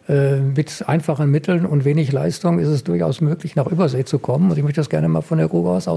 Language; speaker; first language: German; native; German